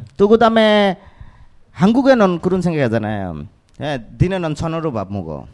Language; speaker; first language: Korean; non-native, fluent; Bangla